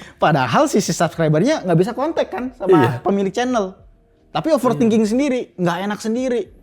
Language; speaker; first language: Indonesian; native; Indonesian